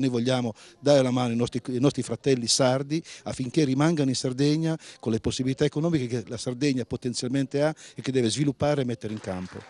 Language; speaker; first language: Italian; native; Italian